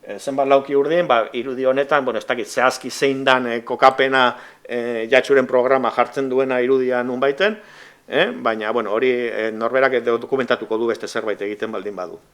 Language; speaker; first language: Basque; native; Basque